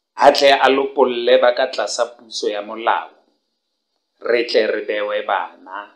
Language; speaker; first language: Northern Sotho; non-native, local second language; Southern Sotho